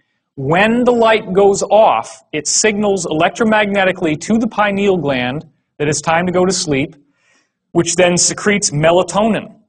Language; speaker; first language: English; native; English